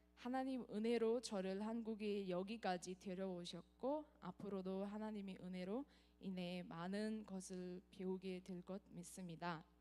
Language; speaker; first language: Korean; non-native, fluent; Nepali